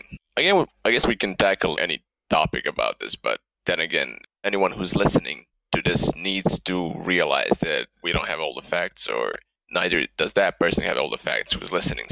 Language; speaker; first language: English; non-native, fluent; Bosnian